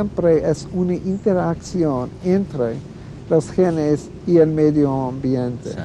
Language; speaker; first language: Spanish; non-native, fluent; English